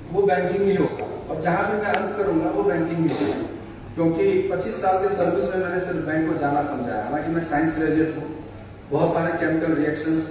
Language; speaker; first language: Hindi; native; Hindi